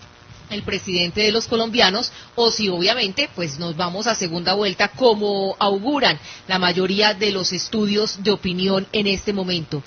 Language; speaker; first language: Spanish; native; Spanish